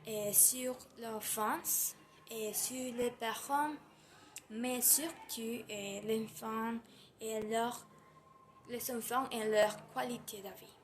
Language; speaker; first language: French; non-native, learner; Spanish